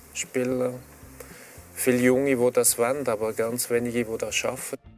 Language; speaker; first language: German; non-native, local second language; French